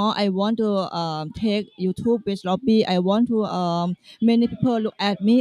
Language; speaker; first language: English; non-native, learner; Thai